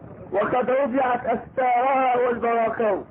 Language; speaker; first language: Arabic; native; Arabic